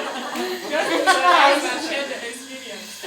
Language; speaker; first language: English; non-native, learner; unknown